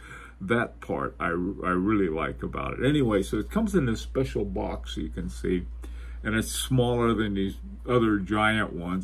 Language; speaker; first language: English; native; English